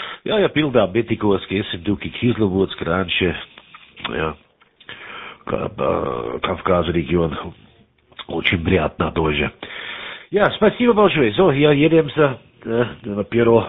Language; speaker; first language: Russian; non-native, learner; German